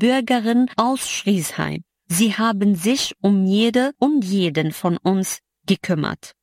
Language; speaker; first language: German; non-native, fluent; Arabic